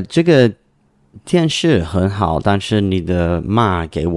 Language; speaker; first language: Chinese; non-native, learner; English